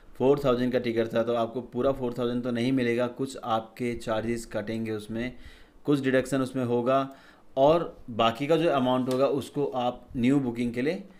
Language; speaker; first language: Hindi; native; Hindi